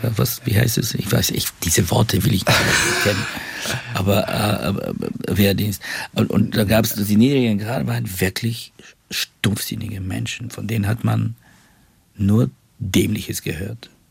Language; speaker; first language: German; non-native, fluent; Bulgarian